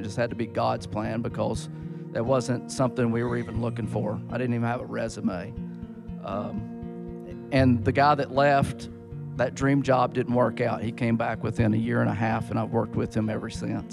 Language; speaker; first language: English; native; English